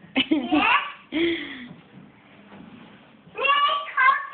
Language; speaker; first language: Danish; native; Danish